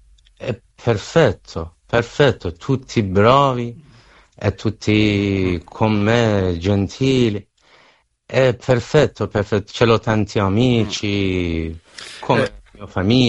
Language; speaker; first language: Italian; non-native, learner; Persian